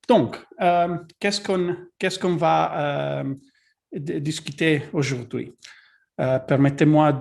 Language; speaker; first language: French; non-native, learner; Italian